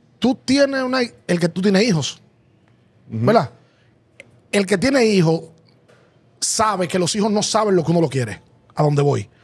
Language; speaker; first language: Spanish; native; Spanish